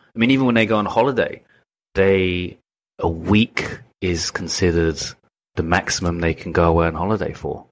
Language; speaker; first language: English; native; English